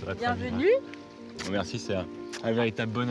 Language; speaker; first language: French; native; French